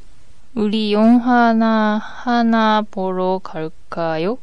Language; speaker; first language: Korean; non-native, learner; Japanese